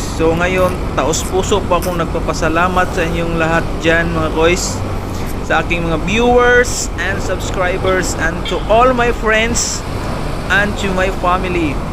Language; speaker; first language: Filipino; non-native, local second language; Cebuano